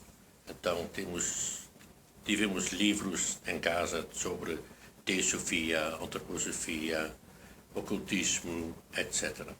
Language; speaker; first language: Portuguese; non-native, fluent; Dutch